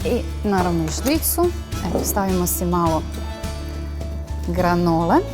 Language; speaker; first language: Croatian; native; Croatian